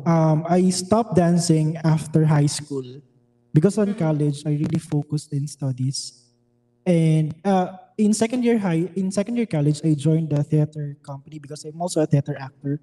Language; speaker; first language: English; non-native, local second language; Filipino